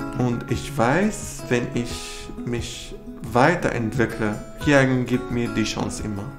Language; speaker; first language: German; non-native, fluent; Arabic